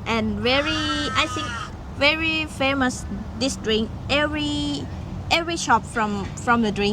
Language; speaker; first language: English; non-native, learner; Thai